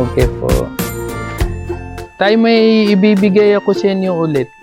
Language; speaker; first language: Filipino; non-native, learner; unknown